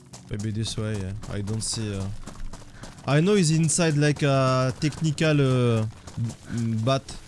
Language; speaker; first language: English; non-native, learner; French